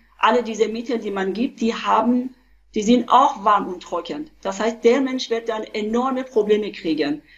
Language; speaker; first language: German; non-native, fluent; Persian